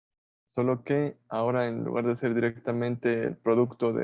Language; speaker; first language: Spanish; native; Spanish